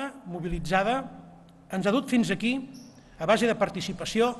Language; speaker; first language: Catalan; native; Catalan